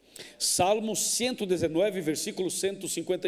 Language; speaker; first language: Spanish; non-native, fluent; Portuguese